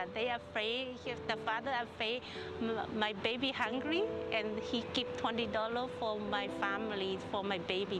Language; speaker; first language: English; non-native, learner; Cantonese